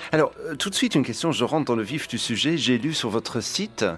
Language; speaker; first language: French; non-native, fluent; English